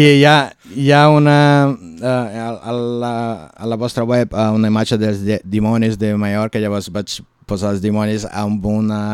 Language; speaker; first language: Catalan; non-native, learner; Portuguese